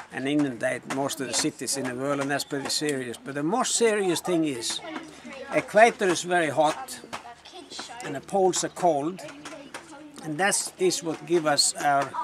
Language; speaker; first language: English; non-native, fluent; Norwegian